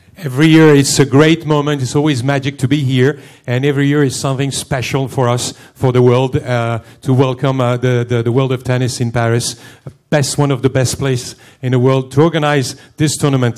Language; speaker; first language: English; non-native, fluent; French